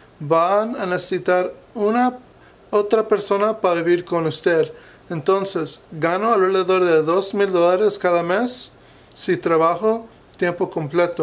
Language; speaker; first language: Spanish; non-native, fluent; English